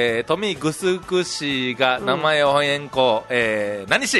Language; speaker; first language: Japanese; native; Japanese